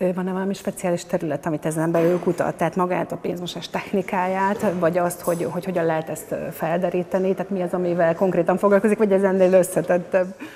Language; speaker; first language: Hungarian; native; Hungarian